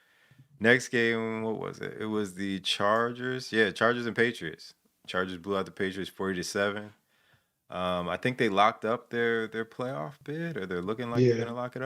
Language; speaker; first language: English; native; English